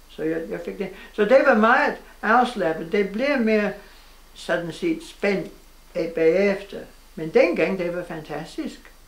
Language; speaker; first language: Danish; non-native, fluent; English